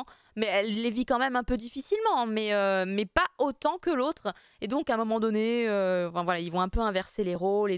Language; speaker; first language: French; native; French